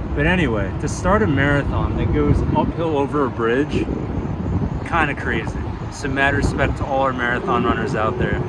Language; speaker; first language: English; native; English